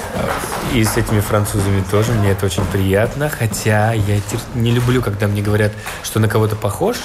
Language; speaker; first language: Russian; native; Russian